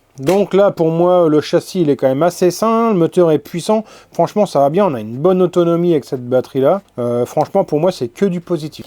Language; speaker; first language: French; native; French